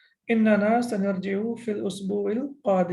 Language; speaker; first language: Arabic; non-native, fluent; Urdu